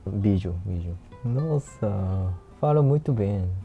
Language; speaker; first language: Portuguese; non-native, learner; Japanese